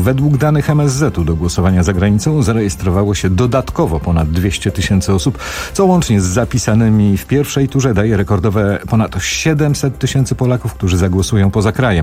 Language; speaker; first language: Polish; native; Polish